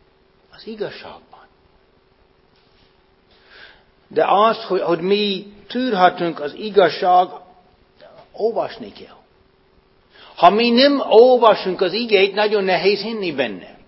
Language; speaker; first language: Hungarian; non-native, fluent; English